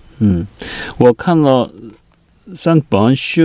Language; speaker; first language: Chinese; non-native, learner; Korean